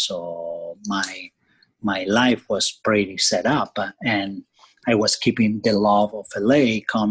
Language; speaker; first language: English; non-native, fluent; Italian